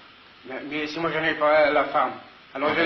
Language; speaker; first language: French; non-native, learner; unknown